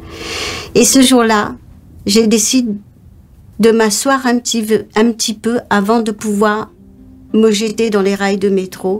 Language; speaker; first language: French; non-native, local second language; Morisyen